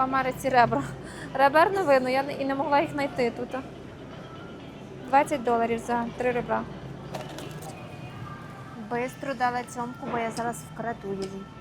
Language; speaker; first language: Ukrainian; native; Ukrainian